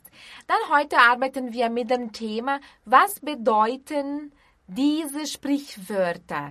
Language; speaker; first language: German; non-native, fluent; Portuguese